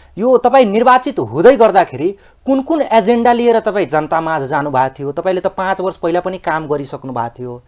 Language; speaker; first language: Nepali; non-native, local second language; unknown